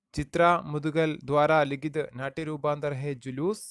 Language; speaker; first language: Hindi; non-native, local second language; Malayalam